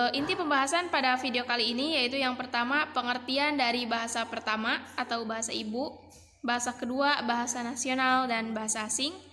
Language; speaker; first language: Indonesian; non-native, local second language; Sundanese